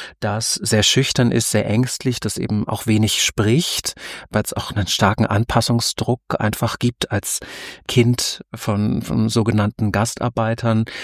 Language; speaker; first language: German; native; German